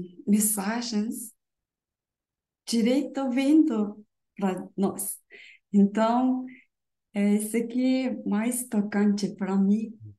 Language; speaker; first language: Portuguese; non-native, learner; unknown